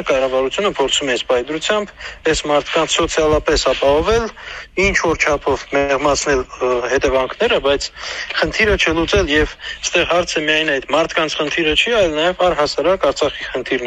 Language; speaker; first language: Armenian; native; Armenian